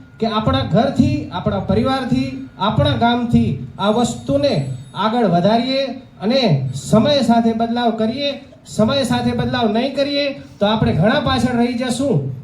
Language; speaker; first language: Gujarati; native; Gujarati